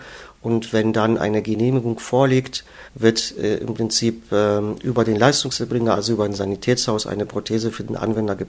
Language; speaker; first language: German; native; German